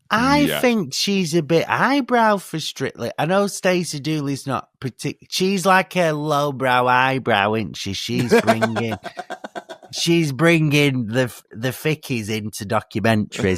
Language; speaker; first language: English; native; English